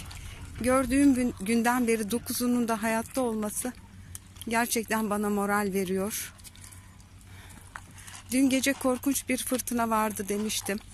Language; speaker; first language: Turkish; native; Turkish